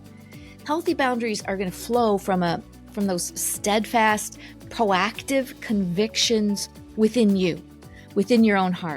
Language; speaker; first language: English; native; English